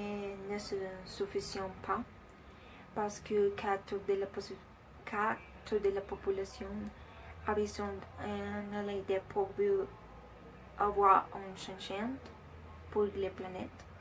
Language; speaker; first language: French; non-native, learner; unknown